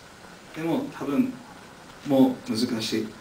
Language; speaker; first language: Japanese; non-native, learner; English